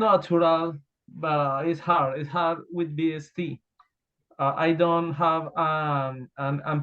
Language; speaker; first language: English; non-native, learner; Spanish